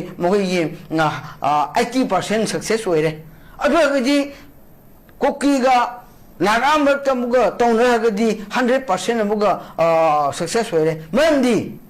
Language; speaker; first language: Manipuri; non-native, local second language; Rongmei Naga